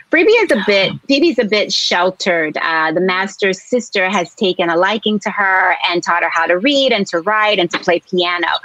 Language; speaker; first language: English; native; English